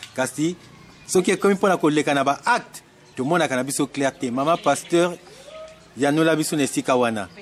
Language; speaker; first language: Lingala; native; Lingala